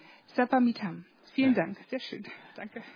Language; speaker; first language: German; native; German